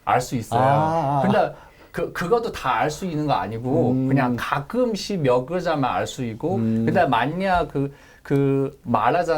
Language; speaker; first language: Korean; non-native, learner; Chinese